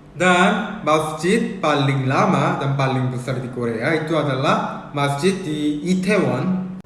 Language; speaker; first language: Indonesian; early bilingual, other home language; Korean